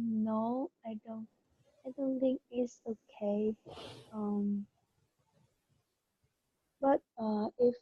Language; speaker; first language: English; non-native, learner; Vietnamese